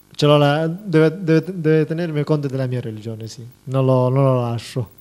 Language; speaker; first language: Italian; non-native, fluent; Persian